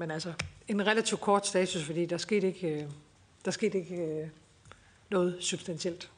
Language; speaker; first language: Danish; native; Danish